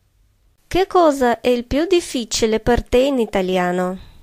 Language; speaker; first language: Italian; non-native, fluent; Russian